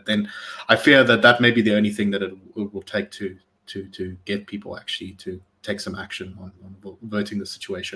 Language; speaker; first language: English; native; English